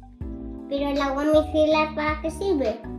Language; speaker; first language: Spanish; native; Spanish